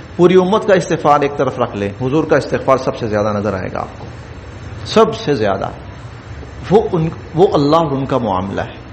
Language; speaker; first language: Urdu; non-native, local second language; Punjabi